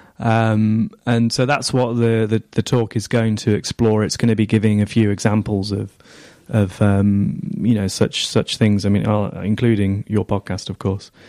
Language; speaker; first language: English; native; English